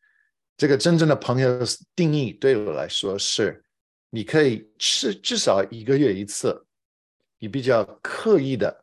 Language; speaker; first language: Chinese; non-native, fluent; English